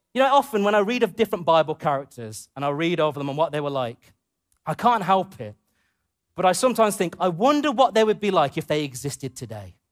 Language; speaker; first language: English; native; English